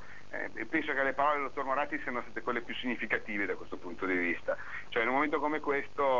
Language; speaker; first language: Italian; native; Italian